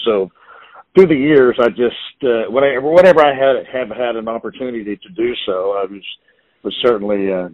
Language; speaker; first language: English; native; English